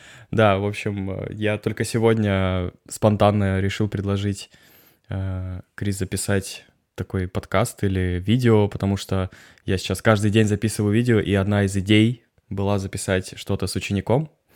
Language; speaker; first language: Russian; native; Russian